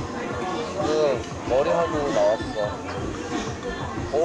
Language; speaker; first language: Korean; native; Korean